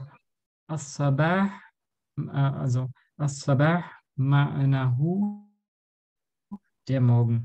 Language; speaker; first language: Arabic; non-native, learner; German